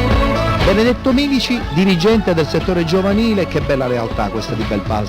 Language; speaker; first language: Italian; native; Italian